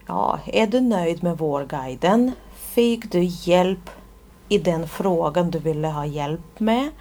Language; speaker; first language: Swedish; non-native, fluent; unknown